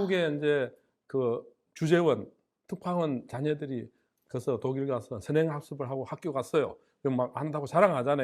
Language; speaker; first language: Korean; native; Korean